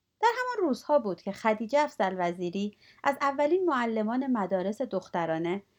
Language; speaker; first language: Persian; native; Persian